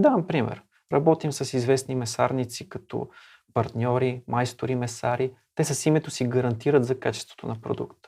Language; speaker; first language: Bulgarian; native; Bulgarian